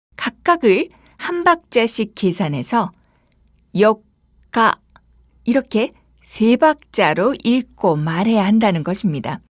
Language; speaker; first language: Korean; native; Korean